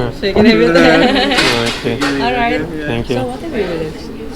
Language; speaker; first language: English; non-native, learner; Indonesian